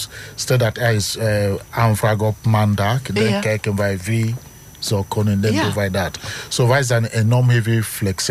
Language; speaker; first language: Dutch; non-native, learner; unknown